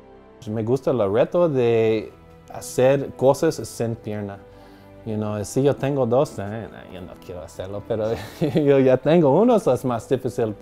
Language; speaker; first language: Spanish; non-native, learner; English